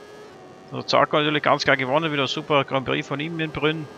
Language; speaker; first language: German; native; German